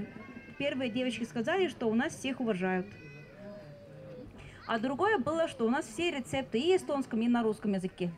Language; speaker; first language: Russian; non-native, fluent; Estonian